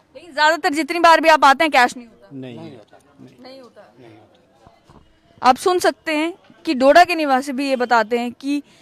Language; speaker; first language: Hindi; native; Hindi